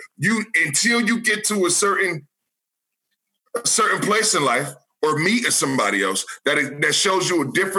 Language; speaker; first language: English; native; English